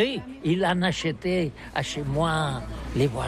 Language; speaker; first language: French; non-native, learner; Catalan